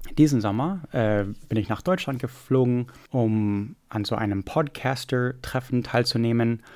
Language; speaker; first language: German; non-native, fluent; English